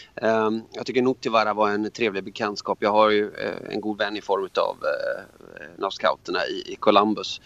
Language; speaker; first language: Swedish; native; Swedish